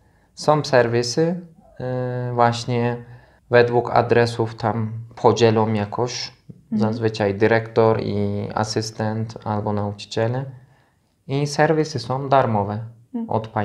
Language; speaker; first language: Polish; non-native, learner; Turkish